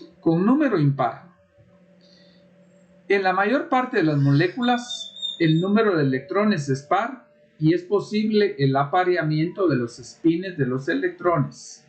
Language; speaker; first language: Spanish; native; Spanish